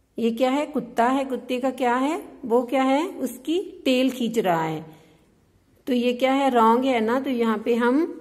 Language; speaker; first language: Hindi; non-native, local second language; Punjabi